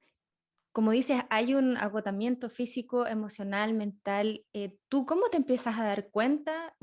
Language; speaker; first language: Spanish; native; Spanish